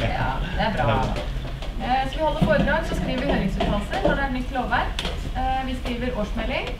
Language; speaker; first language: Norwegian; native; Norwegian